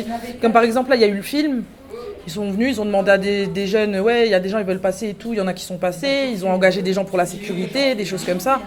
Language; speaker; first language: French; native; French